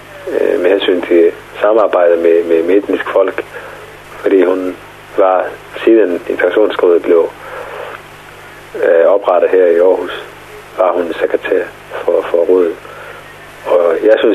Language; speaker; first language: Danish; non-native, fluent; Somali